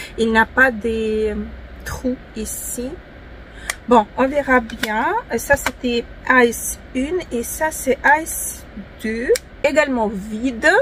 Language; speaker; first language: French; non-native, fluent; Ukrainian